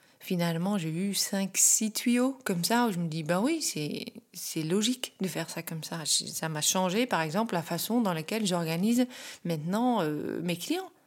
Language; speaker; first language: French; non-native, fluent; Dutch